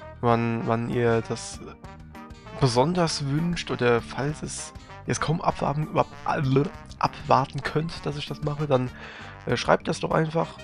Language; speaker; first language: German; native; German